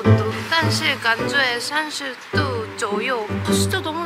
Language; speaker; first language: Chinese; non-native, fluent; Korean